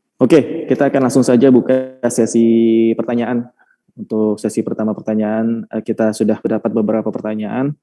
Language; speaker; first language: Indonesian; native; Indonesian